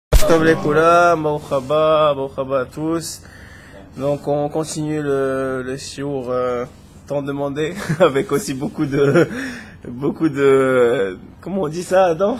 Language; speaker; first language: French; native; French